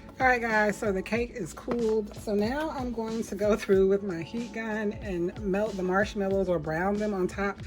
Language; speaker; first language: English; native; English